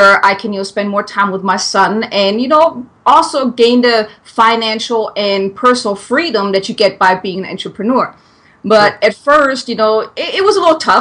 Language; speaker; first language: English; non-native, fluent; German